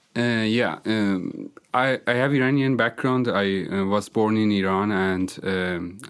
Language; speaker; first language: English; non-native, fluent; Azerbaijani